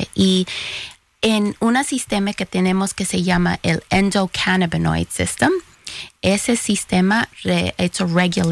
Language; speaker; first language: Spanish; early bilingual, heritage; Spanish